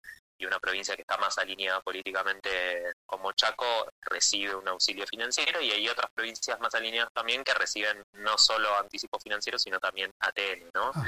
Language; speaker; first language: Spanish; native; Spanish